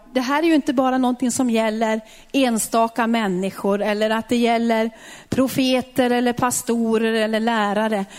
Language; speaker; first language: Swedish; native; Swedish